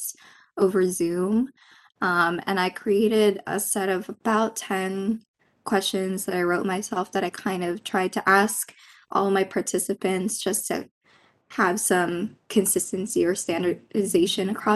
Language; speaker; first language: English; non-native, local second language; Filipino